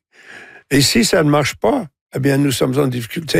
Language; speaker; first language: French; non-native, local second language; English